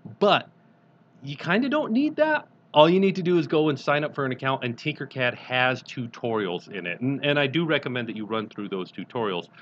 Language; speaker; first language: English; native; English